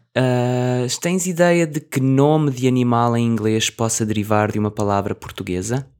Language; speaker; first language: Portuguese; native; Portuguese